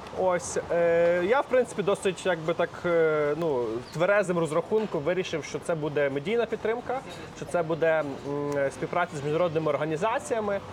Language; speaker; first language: Ukrainian; native; Ukrainian